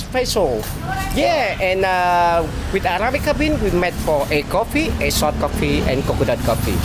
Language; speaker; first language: English; non-native, learner; Vietnamese